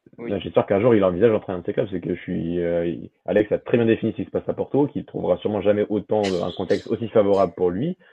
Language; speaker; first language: French; early bilingual, other home language; Portuguese